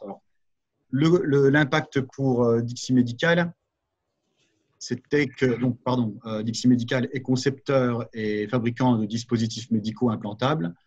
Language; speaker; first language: French; native; French